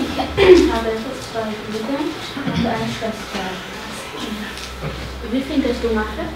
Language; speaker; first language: German; non-native, learner; Hungarian